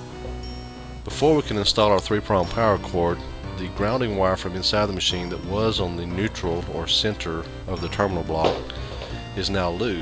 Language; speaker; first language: English; native; English